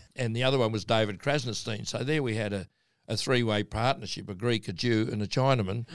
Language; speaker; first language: English; native; English